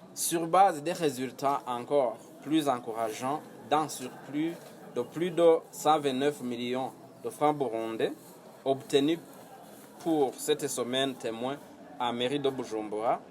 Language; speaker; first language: French; non-native, local second language; Rundi